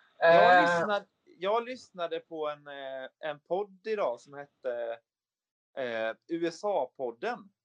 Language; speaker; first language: Swedish; native; Swedish